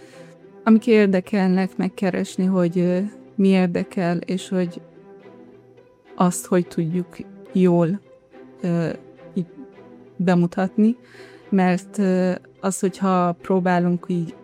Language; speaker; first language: Hungarian; early bilingual, heritage; Hungarian